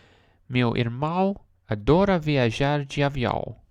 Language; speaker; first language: Portuguese; non-native, learner; English